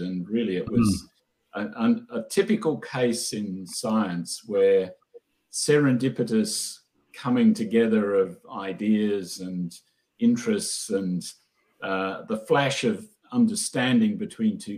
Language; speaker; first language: English; native; English